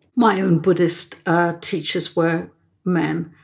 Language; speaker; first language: English; native; English